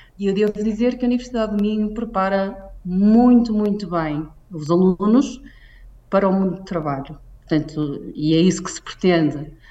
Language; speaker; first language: Portuguese; native; Portuguese